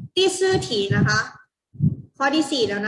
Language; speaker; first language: Chinese; non-native, fluent; Thai